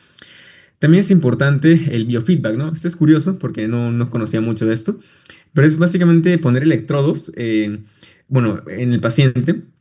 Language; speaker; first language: Spanish; native; Spanish